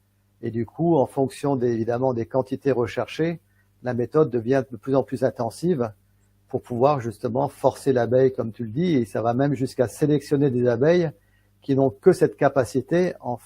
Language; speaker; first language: French; native; French